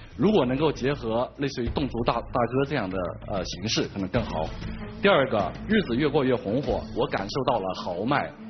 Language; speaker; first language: Chinese; native; Chinese